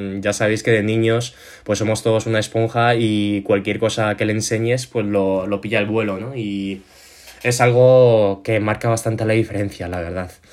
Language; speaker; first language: Spanish; early bilingual, other home language; Chinese